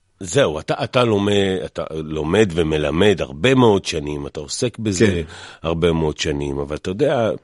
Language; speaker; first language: Hebrew; native; Hebrew